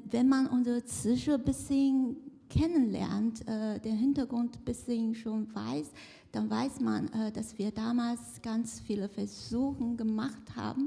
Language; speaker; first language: German; non-native, fluent; Chinese